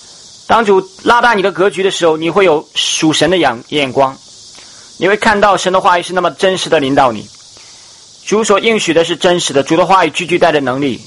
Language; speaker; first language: Chinese; native; Chinese